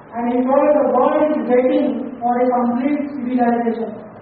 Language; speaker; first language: English; non-native, local second language; Marathi